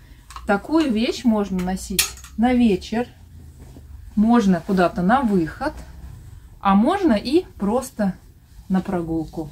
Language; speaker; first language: Russian; native; Russian